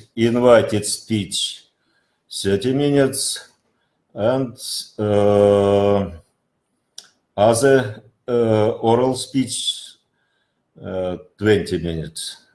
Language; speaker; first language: English; non-native, learner; Russian